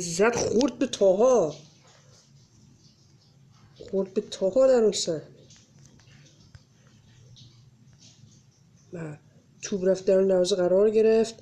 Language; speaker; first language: Persian; native; Persian